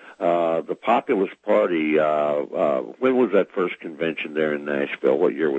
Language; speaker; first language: English; native; English